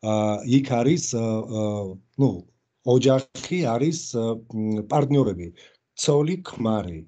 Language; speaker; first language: Georgian; non-native, local second language; Russian